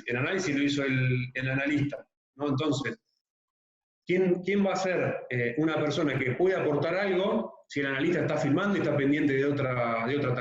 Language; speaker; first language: Spanish; native; Spanish